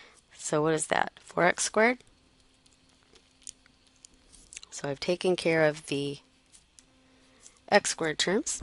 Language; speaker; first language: English; native; English